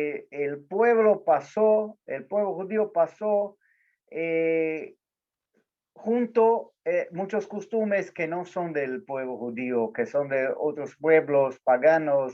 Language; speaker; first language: Spanish; non-native, fluent; Portuguese